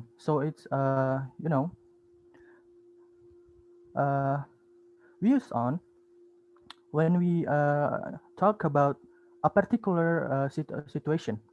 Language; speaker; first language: English; non-native, learner; Indonesian